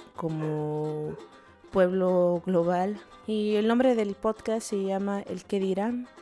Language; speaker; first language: Spanish; early bilingual, heritage; Spanish